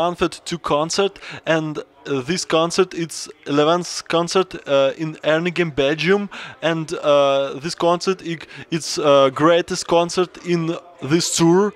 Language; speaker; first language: English; non-native, learner; Russian